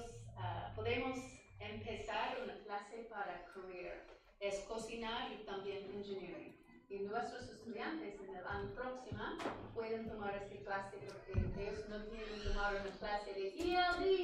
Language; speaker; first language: Spanish; non-native, learner; English